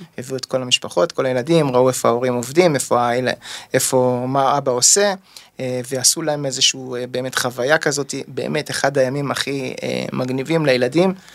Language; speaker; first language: Hebrew; native; Hebrew